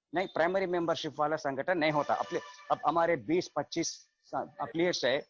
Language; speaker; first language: Hindi; non-native, local second language; Telugu